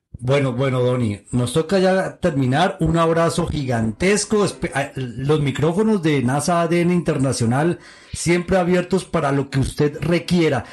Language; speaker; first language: Spanish; native; Spanish